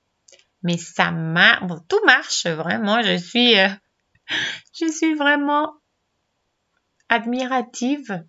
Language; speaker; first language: French; non-native, fluent; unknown